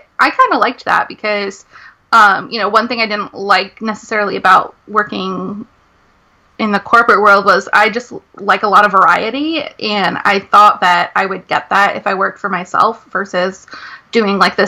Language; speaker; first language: English; native; English